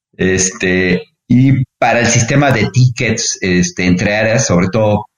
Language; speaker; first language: Spanish; native; Spanish